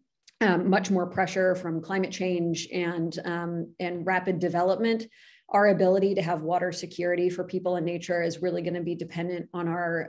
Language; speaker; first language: English; native; English